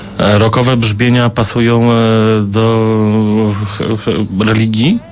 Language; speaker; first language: Polish; native; Polish